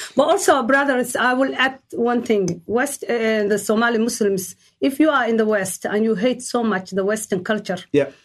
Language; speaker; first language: English; non-native, learner; Somali